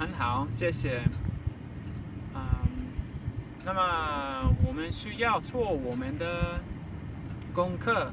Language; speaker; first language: Chinese; non-native, learner; English